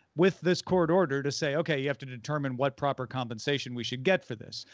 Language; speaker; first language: English; native; English